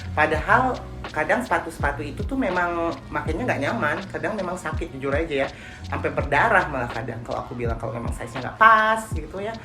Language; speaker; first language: Indonesian; non-native, local second language; Balinese